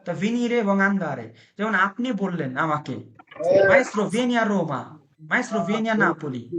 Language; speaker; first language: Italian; non-native, fluent; Bangla